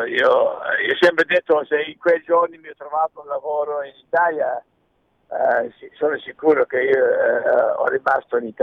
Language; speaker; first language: Italian; early bilingual, heritage; English